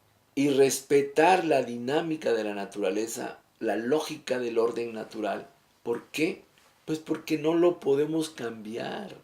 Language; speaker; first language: Spanish; native; Spanish